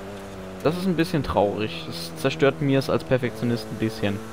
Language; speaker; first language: German; native; German